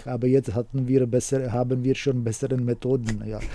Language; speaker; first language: German; non-native, fluent; Czech